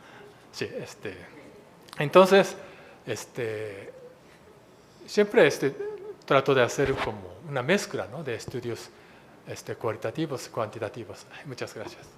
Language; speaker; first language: Spanish; non-native, fluent; Japanese